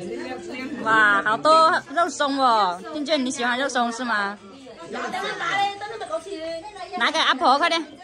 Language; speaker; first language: Chinese; native; Chinese